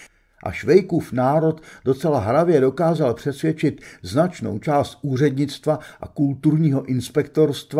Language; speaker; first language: Czech; native; Czech